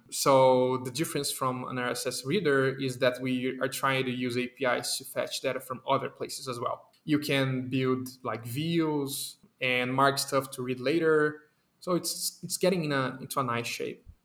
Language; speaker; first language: English; non-native, fluent; Portuguese